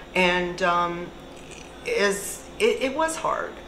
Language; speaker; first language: English; native; English